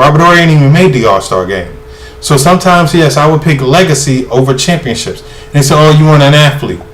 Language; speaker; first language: English; native; English